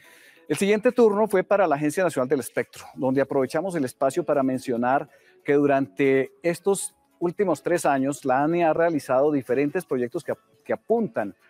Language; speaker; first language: Spanish; native; Spanish